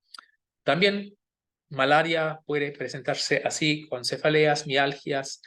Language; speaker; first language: Spanish; non-native, fluent; German